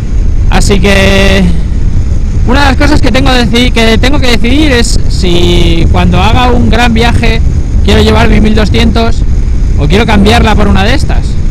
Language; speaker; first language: Spanish; native; Spanish